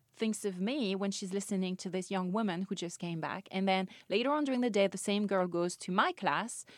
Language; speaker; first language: English; non-native, fluent; French